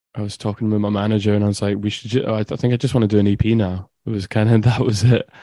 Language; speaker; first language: English; native; English